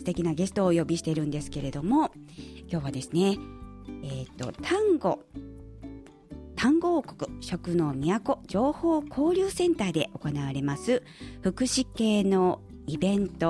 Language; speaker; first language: Japanese; native; Japanese